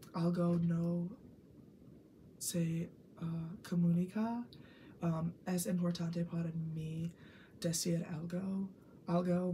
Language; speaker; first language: Spanish; non-native, learner; English